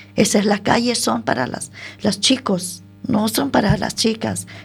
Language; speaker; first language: Spanish; non-native, fluent; Arabic